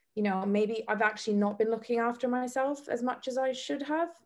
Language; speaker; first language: English; non-native, fluent; Bosnian